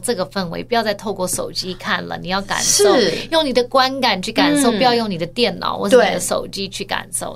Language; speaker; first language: Chinese; early bilingual, heritage; Chinese